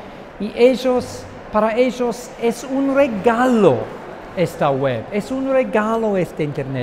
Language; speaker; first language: Spanish; non-native, fluent; English